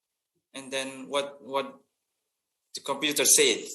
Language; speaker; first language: English; non-native, fluent; Indonesian